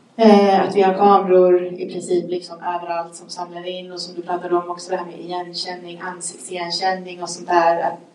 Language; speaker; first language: Swedish; native; Swedish